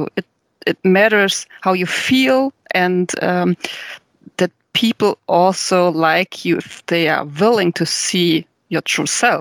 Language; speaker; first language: English; non-native, fluent; German